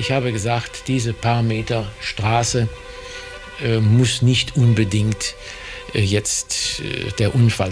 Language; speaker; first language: German; native; German